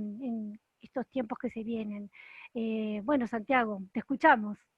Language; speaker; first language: Spanish; native; Spanish